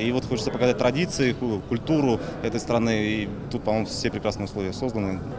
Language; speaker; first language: Russian; native; Russian